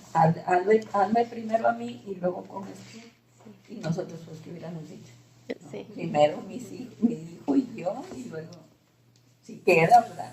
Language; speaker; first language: Spanish; native; Spanish